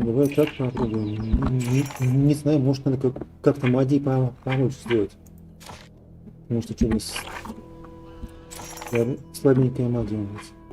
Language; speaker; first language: Russian; native; Russian